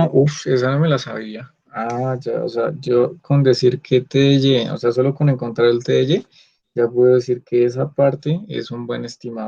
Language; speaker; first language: Spanish; native; Spanish